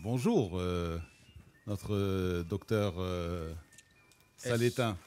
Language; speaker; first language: French; non-native, local second language; Arabic